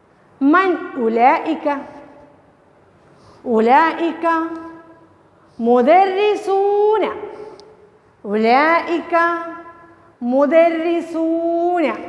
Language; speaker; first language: Arabic; non-native, fluent; Malayalam